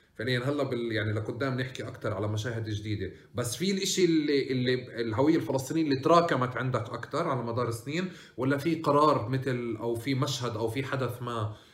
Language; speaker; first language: Arabic; native; Arabic